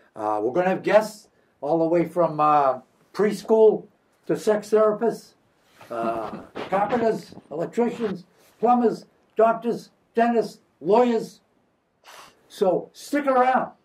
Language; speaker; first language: English; native; English